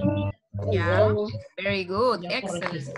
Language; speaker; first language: English; non-native, fluent; Spanish